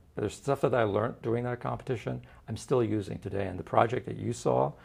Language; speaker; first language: English; non-native, fluent; Turkish